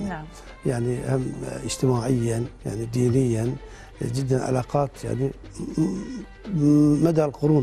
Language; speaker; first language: Arabic; non-native, fluent; Turkish